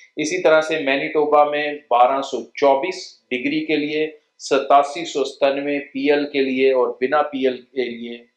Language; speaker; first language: Hindi; non-native, local second language; Punjabi